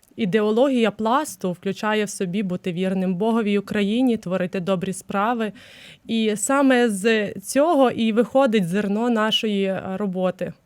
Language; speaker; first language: Ukrainian; native; Ukrainian